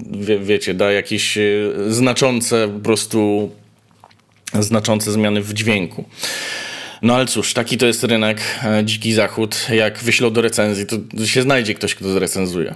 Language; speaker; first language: Polish; native; Polish